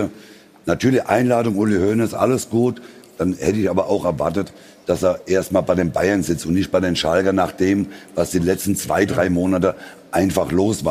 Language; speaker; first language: German; native; German